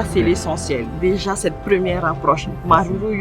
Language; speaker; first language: French; native; French